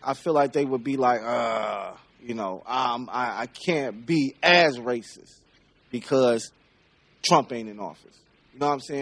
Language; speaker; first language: English; native; English